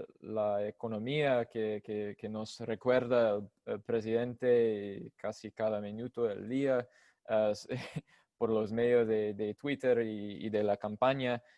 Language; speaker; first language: Spanish; non-native, fluent; English